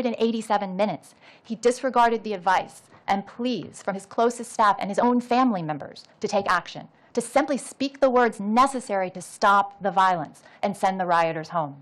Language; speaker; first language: English; native; English